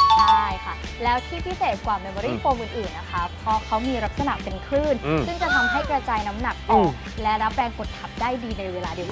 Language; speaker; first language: Thai; native; Thai